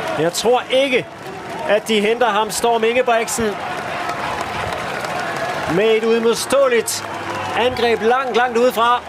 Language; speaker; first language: Danish; native; Danish